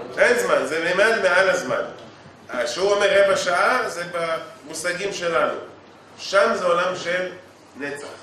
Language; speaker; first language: Hebrew; native; Hebrew